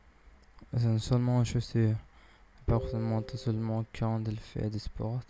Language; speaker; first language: French; non-native, learner; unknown